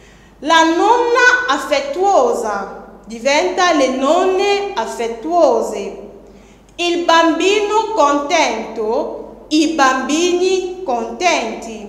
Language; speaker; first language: Italian; non-native, fluent; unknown